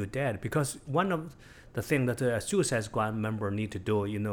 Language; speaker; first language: English; non-native, fluent; Chinese